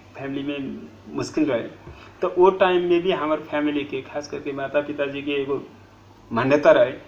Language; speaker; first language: Bhojpuri; non-native, local second language; Nepali